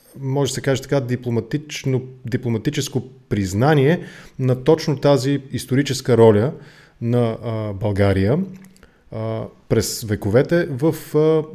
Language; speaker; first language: Bulgarian; native; Bulgarian